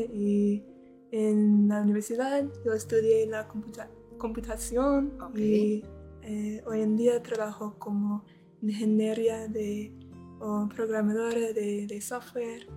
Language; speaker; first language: Spanish; non-native, learner; English